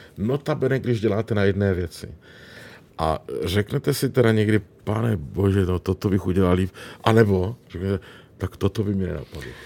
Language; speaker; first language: Czech; native; Czech